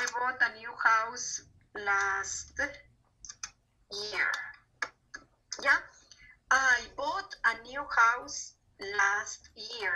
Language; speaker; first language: English; non-native, fluent; Spanish